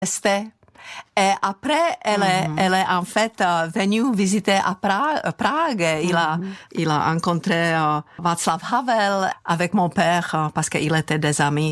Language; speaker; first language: French; non-native, fluent; Czech